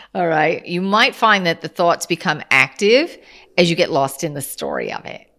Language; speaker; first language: English; native; English